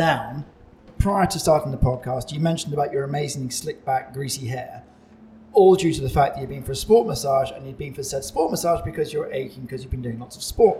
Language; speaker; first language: English; native; English